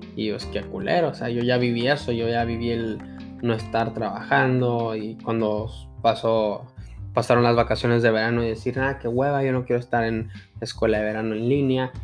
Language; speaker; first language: Spanish; early bilingual, heritage; Spanish